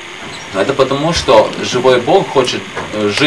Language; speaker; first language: Russian; non-native, local second language; Latvian